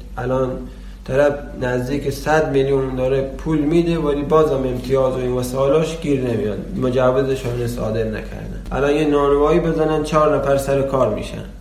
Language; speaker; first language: Persian; non-native, local second language; Baluchi